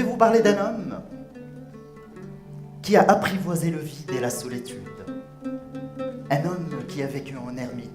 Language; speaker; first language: French; non-native, local second language; Arabic